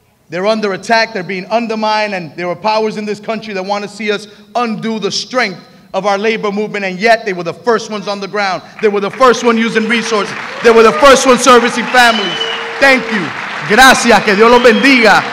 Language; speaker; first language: English; early bilingual, other home language; Spanish